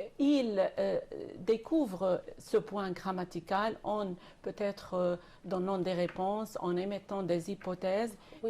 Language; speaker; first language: French; non-native, fluent; Arabic